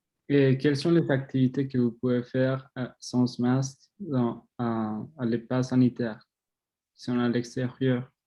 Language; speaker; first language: French; non-native, learner; Spanish